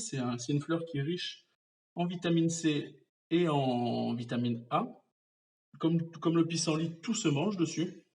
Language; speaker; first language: French; native; French